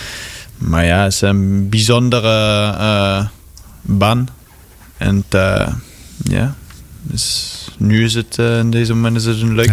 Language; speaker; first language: Dutch; non-native, fluent; German